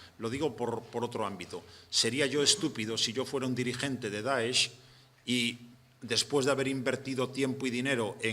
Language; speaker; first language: Spanish; native; Spanish